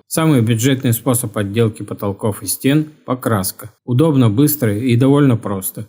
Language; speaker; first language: Russian; native; Russian